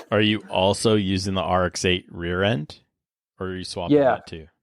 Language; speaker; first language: English; native; English